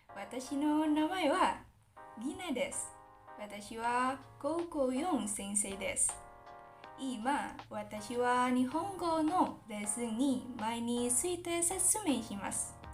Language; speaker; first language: Japanese; non-native, learner; Indonesian